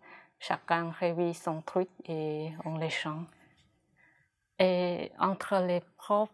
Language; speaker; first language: French; non-native, fluent; Khmer